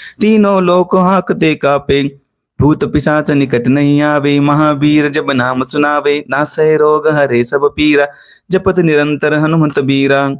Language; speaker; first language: Hindi; non-native, local second language; Marathi